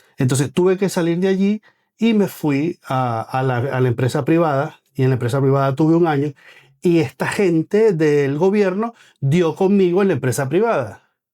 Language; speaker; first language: Spanish; native; Spanish